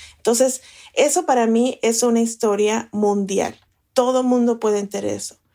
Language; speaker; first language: Spanish; native; Spanish